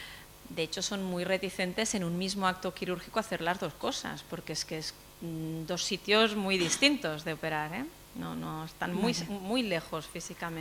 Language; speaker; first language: Spanish; native; Spanish